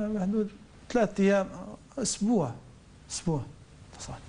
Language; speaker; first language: Arabic; native; Arabic